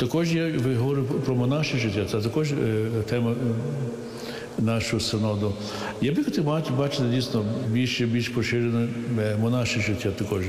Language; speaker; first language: Ukrainian; early bilingual, heritage; English